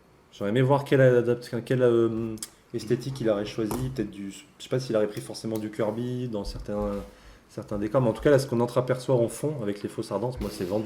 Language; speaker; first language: French; native; French